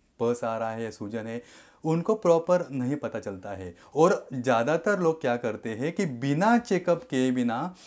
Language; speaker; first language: Hindi; non-native, local second language; Marathi